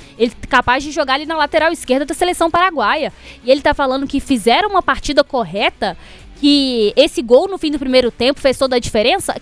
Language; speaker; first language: Portuguese; native; Portuguese